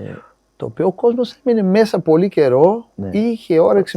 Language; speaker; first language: Greek; non-native, fluent; Portuguese